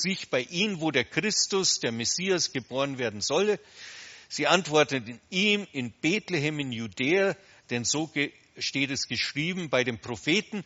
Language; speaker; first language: German; native; German